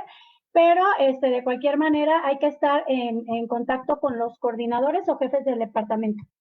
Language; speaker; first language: Spanish; native; Spanish